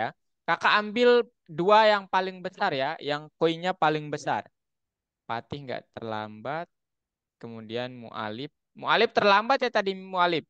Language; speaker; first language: Indonesian; native; Indonesian